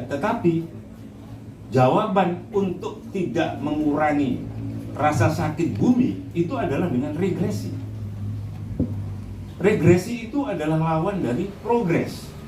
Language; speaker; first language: Indonesian; non-native, local second language; Javanese